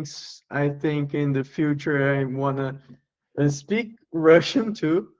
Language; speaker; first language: English; non-native, learner; Portuguese